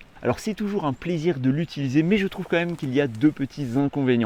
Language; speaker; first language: French; native; French